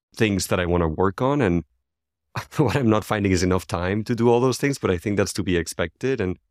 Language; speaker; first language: English; non-native, fluent; Spanish